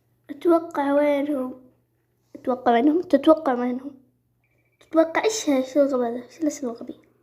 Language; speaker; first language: Arabic; native; Arabic